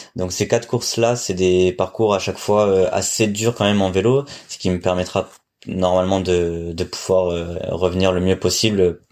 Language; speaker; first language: French; native; French